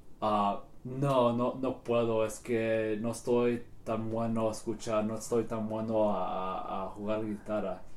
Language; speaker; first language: Spanish; early bilingual, heritage; English